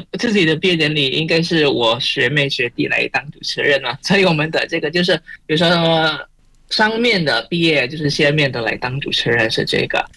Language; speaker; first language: Chinese; non-native, fluent; Indonesian